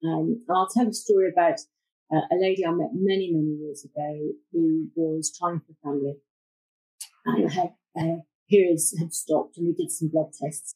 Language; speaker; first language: English; native; English